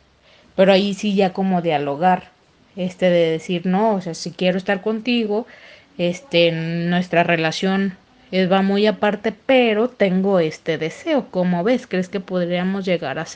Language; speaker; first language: Spanish; native; Spanish